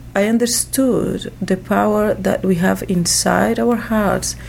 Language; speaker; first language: English; non-native, fluent; Spanish